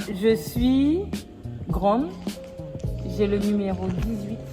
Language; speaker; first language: French; non-native, learner; Swedish